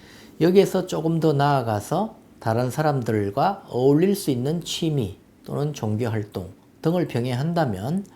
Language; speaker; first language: Korean; native; Korean